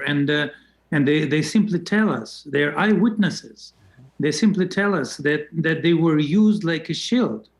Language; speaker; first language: English; non-native, fluent; Russian